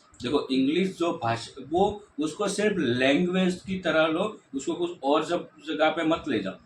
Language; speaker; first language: Hindi; non-native, local second language; Gujarati